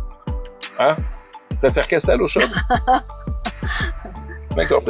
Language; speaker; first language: French; native; French